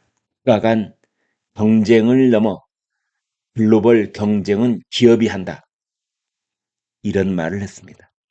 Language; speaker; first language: Korean; native; Korean